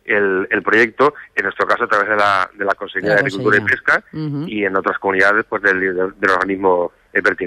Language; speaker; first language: Spanish; native; Spanish